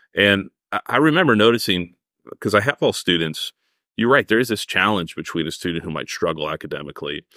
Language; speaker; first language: English; native; English